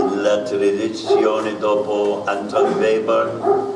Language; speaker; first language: Italian; non-native, learner; English